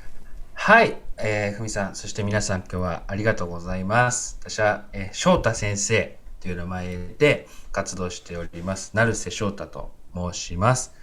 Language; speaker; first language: Japanese; native; Japanese